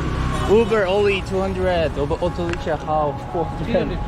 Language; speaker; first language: English; non-native, learner; Korean